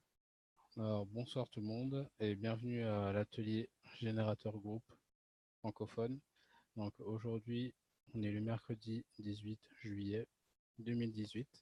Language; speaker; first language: French; non-native, fluent; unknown